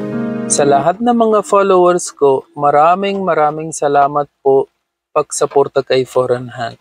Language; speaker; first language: Filipino; non-native, learner; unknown